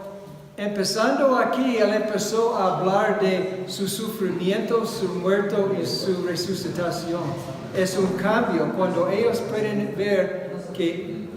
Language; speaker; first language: Spanish; non-native, fluent; English